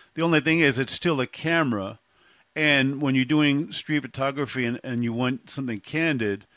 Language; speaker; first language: English; native; English